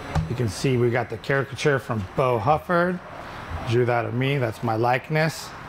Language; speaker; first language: English; native; English